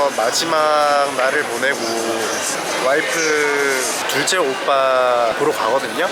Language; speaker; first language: Korean; native; Korean